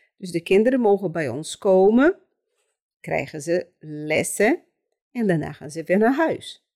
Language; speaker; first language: Dutch; non-native, fluent; Portuguese